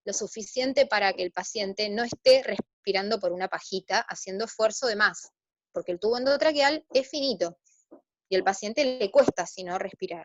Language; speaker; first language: Spanish; native; Spanish